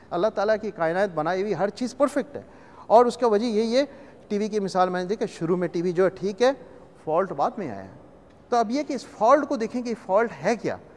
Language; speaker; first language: Urdu; non-native, local second language; Punjabi